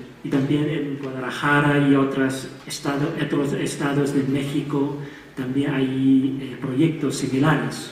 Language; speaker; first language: Spanish; non-native, fluent; Chinese